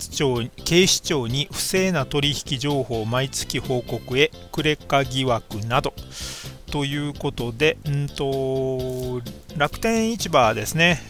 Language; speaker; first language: Japanese; native; Japanese